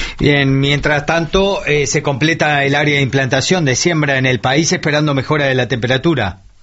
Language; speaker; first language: Spanish; native; Spanish